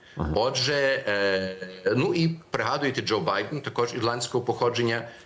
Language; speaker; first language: Ukrainian; early bilingual, heritage; Ukrainian